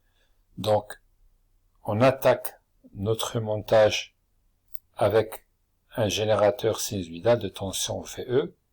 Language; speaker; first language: French; non-native, local second language; Arabic